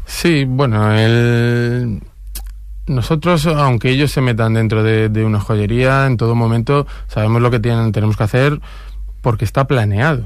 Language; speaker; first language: Spanish; native; Spanish